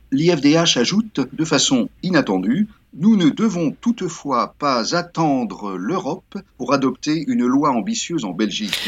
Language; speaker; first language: French; native; French